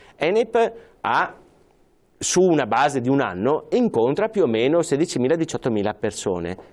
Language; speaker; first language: Italian; native; Italian